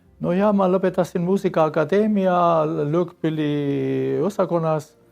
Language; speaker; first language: Estonian; non-native, fluent; Armenian